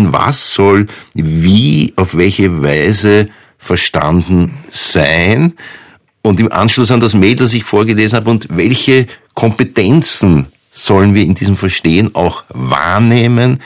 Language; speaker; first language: German; native; German